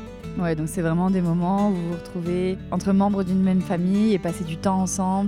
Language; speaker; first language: French; native; French